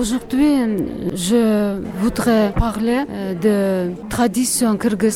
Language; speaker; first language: French; non-native, learner; Kyrgyz